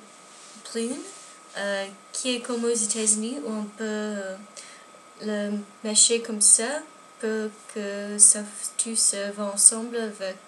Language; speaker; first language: French; non-native, learner; English